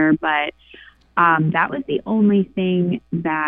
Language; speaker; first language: English; native; English